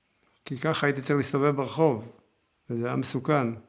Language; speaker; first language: Hebrew; early bilingual, other home language; Yiddish